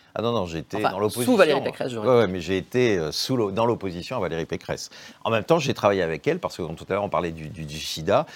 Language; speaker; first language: French; native; French